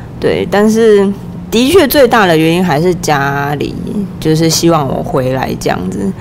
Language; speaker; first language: Chinese; native; Chinese